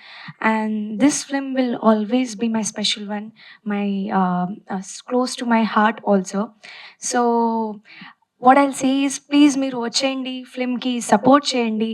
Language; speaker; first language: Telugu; non-native, learner; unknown